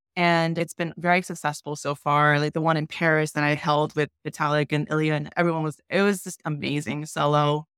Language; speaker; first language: English; native; English